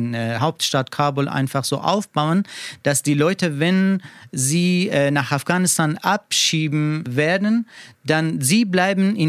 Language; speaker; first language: German; non-native, learner; Persian